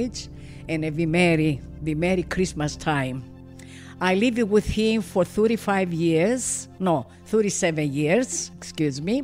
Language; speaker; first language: English; non-native, learner; Greek